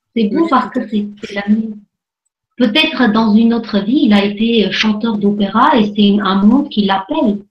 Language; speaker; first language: French; non-native, fluent; Armenian